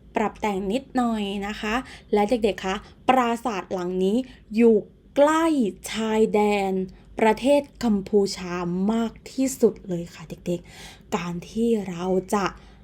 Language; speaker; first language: Thai; native; Thai